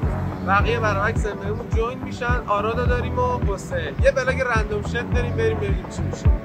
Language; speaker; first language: Persian; native; Persian